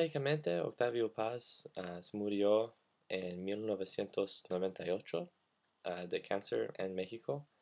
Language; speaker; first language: Spanish; non-native, learner; English